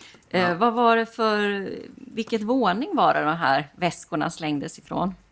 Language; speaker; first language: Swedish; native; Swedish